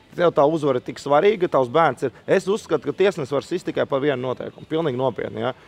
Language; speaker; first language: Latvian; native; Latvian